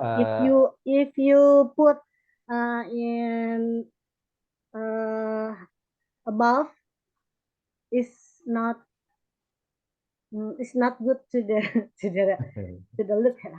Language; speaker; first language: English; non-native, learner; Indonesian